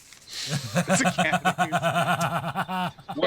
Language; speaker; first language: English; native; English